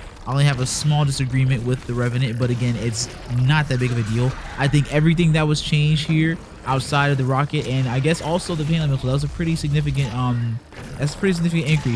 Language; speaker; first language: English; native; English